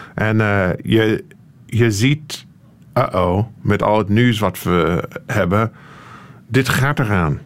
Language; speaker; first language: Dutch; non-native, fluent; English